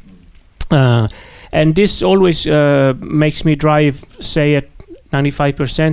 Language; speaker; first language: English; non-native, fluent; Italian